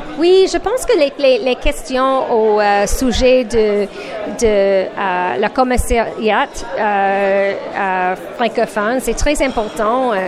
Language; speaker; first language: French; non-native, learner; English